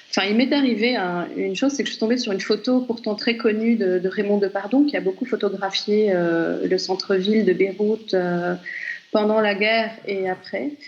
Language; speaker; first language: French; non-native, local second language; Arabic